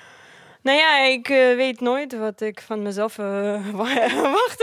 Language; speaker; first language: Dutch; non-native, fluent; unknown